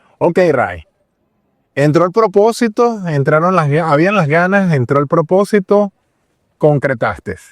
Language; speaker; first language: Spanish; native; Spanish